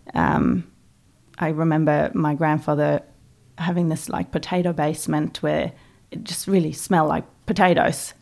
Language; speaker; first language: English; non-native, fluent; Norwegian